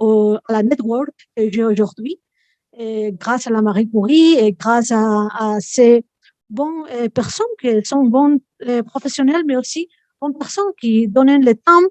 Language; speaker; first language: French; non-native, fluent; Spanish